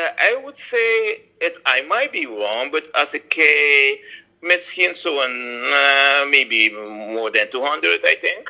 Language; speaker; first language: English; non-native, fluent; Dutch